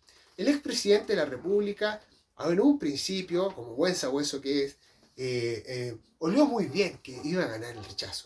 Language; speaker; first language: Spanish; native; Spanish